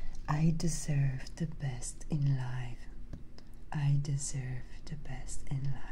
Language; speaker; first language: English; non-native, fluent; French